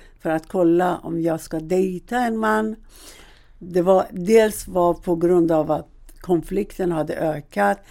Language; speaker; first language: Swedish; non-native, fluent; Persian